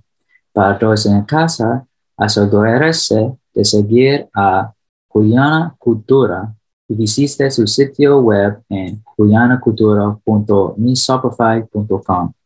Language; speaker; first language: Spanish; early bilingual, heritage; English